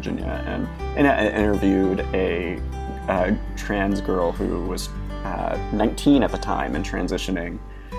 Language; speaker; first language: English; native; English